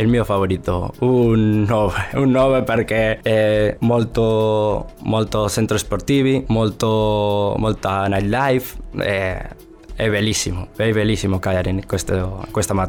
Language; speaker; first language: Italian; non-native, learner; Spanish